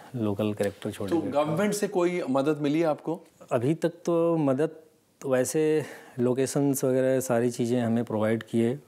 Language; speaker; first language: Hindi; native; Hindi